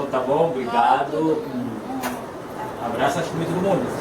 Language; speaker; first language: Portuguese; non-native, fluent; Haitian Creole